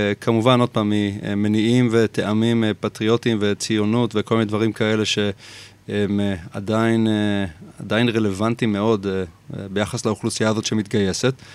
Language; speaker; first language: Hebrew; native; Hebrew